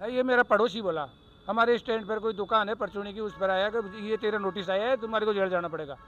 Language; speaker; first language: Hindi; native; Hindi